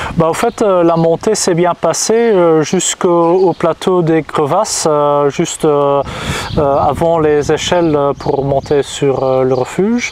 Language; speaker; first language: French; non-native, local second language; Dutch